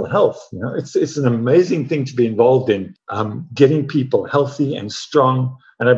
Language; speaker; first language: English; native; English